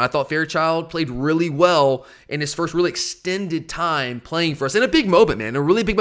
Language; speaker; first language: English; native; English